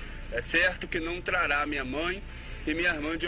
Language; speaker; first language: Portuguese; native; Portuguese